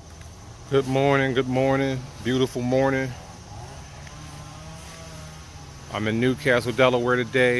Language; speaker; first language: English; native; English